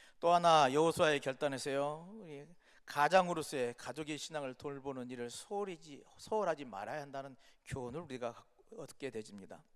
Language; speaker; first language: Korean; native; Korean